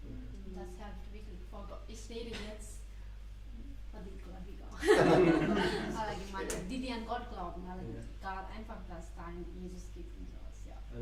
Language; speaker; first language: German; non-native, fluent; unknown